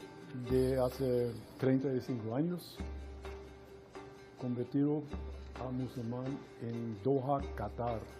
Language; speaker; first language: Spanish; non-native, fluent; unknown